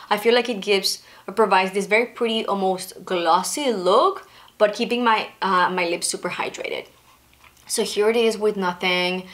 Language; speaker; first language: English; non-native, fluent; Spanish